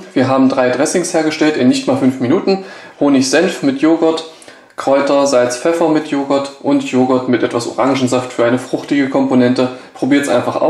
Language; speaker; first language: German; native; German